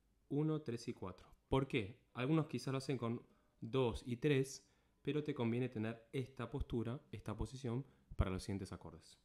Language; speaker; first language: Spanish; native; Spanish